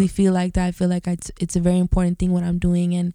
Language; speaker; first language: English; native; English